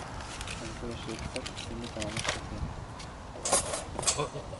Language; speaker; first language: Hebrew; native; Hebrew